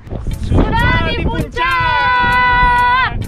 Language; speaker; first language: Indonesian; non-native, fluent; Spanish